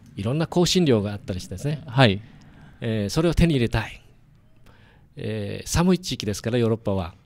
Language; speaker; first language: Japanese; native; Japanese